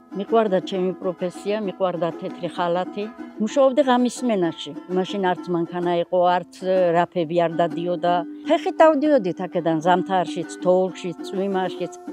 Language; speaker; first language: Georgian; native; Georgian